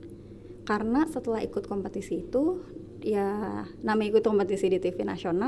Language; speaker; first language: Indonesian; native; Indonesian